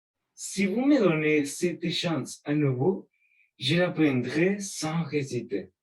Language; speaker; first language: French; non-native, learner; Spanish